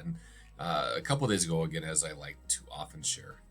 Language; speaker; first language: English; native; English